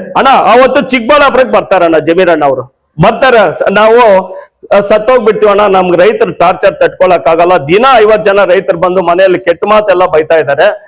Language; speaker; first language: Kannada; native; Kannada